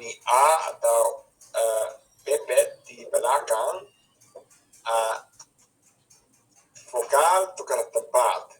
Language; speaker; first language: Indonesian; non-native, fluent; English